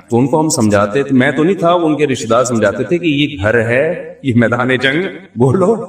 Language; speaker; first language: Urdu; native; Urdu